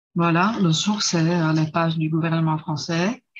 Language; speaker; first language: French; non-native, fluent; Czech